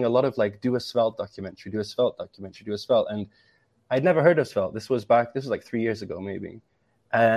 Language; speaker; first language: English; native; English